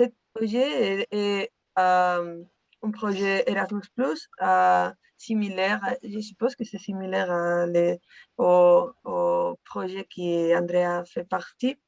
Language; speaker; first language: French; non-native, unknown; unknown